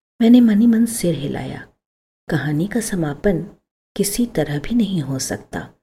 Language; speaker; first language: Hindi; native; Hindi